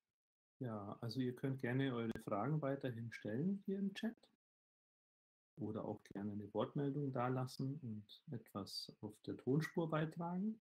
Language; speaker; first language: German; native; German